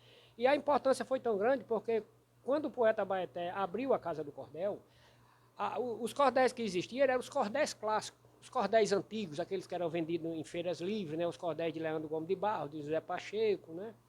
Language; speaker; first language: Portuguese; native; Portuguese